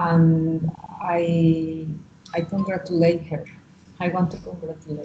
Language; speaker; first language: English; non-native, learner; Spanish